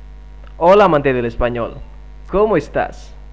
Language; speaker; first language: Spanish; non-native, fluent; Indonesian